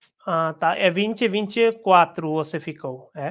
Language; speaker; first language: Portuguese; non-native, learner; Hindi